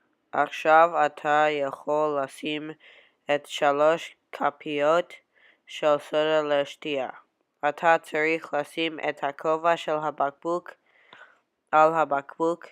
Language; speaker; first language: Hebrew; non-native, learner; English